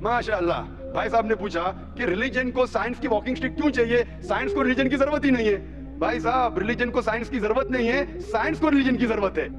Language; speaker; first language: Hindi; non-native, local second language; Konkani